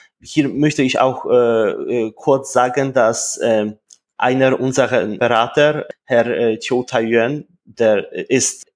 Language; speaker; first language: German; non-native, fluent; Polish